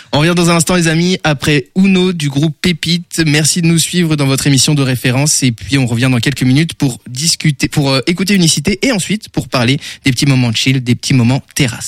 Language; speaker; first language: French; native; French